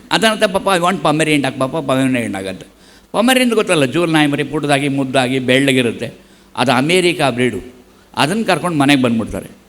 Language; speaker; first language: Kannada; native; Kannada